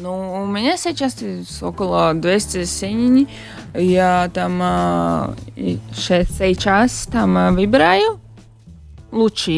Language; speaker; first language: Russian; non-native, local second language; Latvian